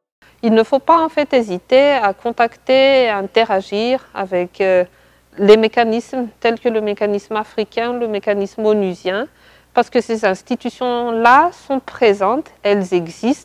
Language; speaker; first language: French; non-native, local second language; Malagasy